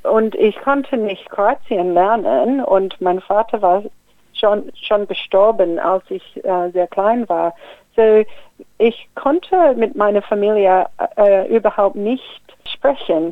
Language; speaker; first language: German; non-native, fluent; English